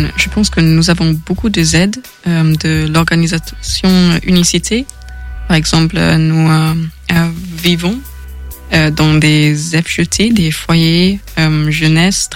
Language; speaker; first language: French; non-native, learner; German